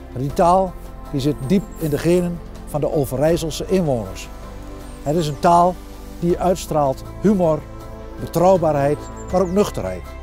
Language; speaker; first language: Dutch; native; Dutch